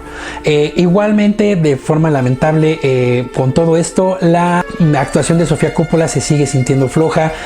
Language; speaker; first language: Spanish; native; Spanish